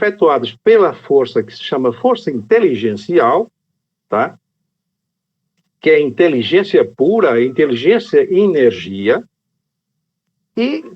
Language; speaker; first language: Portuguese; native; Portuguese